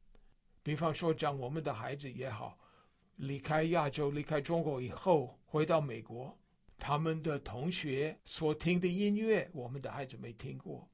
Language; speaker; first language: Chinese; non-native, fluent; English